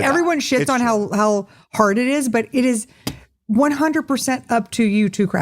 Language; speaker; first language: English; native; English